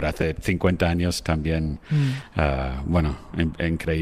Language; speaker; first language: Spanish; non-native, fluent; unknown